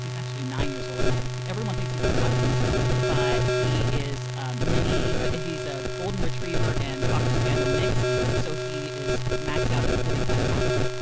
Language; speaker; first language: English; native; English